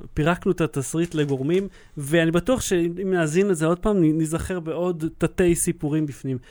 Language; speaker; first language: Hebrew; early bilingual, other home language; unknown